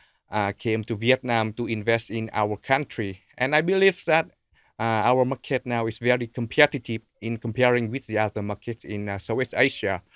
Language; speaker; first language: English; non-native, learner; Vietnamese